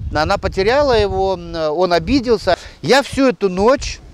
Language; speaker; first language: Russian; native; Russian